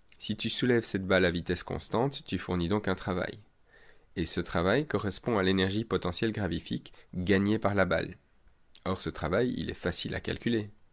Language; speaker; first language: French; native; French